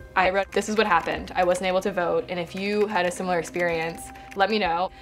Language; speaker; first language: English; native; English